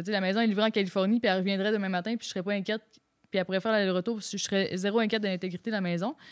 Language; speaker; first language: French; native; French